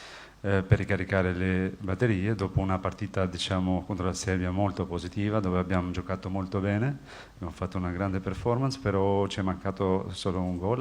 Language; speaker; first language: Italian; non-native, fluent; Albanian